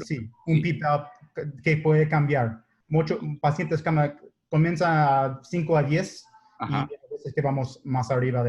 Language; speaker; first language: Spanish; non-native, learner; English